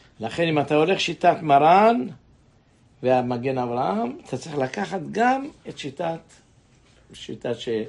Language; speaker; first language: Hebrew; native; Hebrew